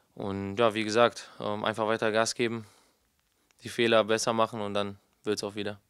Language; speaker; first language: German; native; German